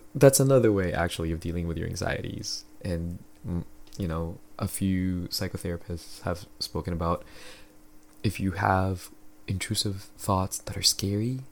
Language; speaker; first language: English; non-native, local second language; Filipino